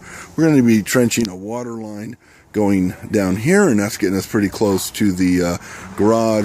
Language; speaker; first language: English; native; English